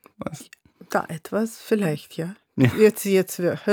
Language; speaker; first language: German; non-native, fluent; Russian